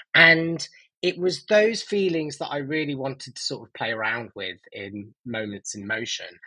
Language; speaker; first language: English; native; English